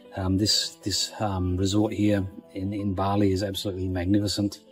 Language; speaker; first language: English; native; English